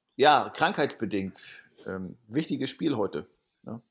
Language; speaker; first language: German; native; German